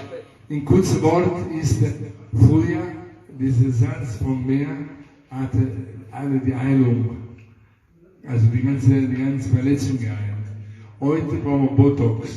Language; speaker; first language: German; non-native, fluent; Italian